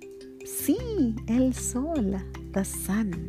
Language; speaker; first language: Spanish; early bilingual, heritage; Spanish